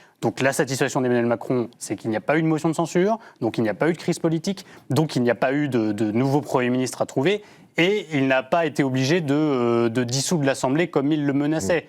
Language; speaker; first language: French; native; French